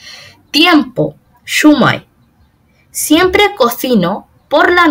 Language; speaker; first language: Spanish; non-native, fluent; Bangla